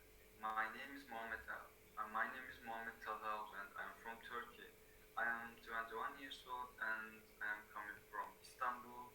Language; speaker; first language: English; non-native, learner; Turkish